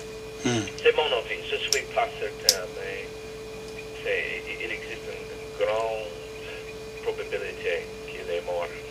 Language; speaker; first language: French; non-native, fluent; English